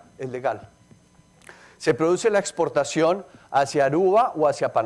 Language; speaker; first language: Spanish; native; Spanish